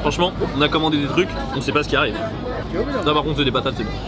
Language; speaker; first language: French; native; French